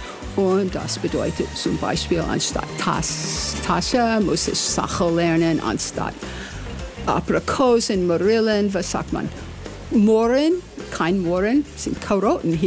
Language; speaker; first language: German; non-native, learner; English